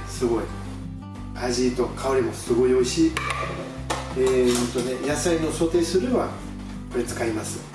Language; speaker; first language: Japanese; non-native, fluent; French